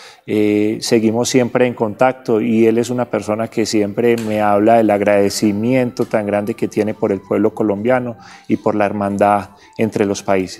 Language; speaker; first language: Spanish; native; Spanish